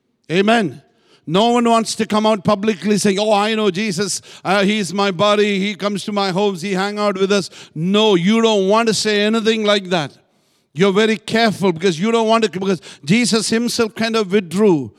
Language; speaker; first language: English; non-native, local second language; Malayalam